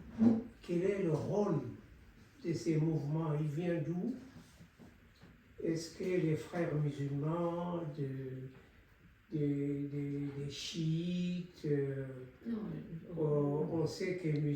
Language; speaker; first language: French; non-native, local second language; Comorian